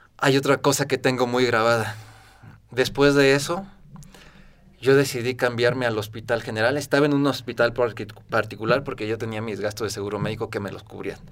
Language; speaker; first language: Spanish; native; Spanish